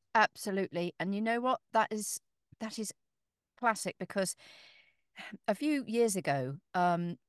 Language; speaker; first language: English; native; English